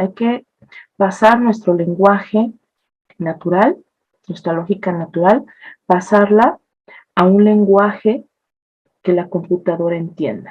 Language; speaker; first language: Spanish; native; Spanish